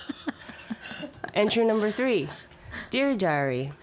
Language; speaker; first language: English; early bilingual, other home language; Chinese